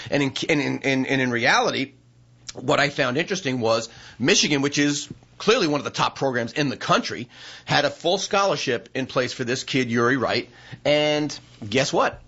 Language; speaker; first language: English; native; English